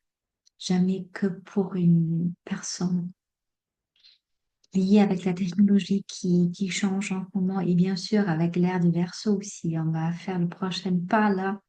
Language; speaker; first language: French; non-native, fluent; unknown